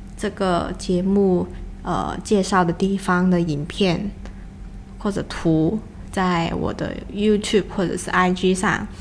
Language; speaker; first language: Chinese; non-native, local second language; Cantonese